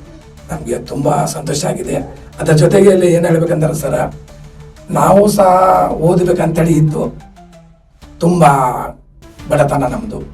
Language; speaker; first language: Kannada; non-native, local second language; Urdu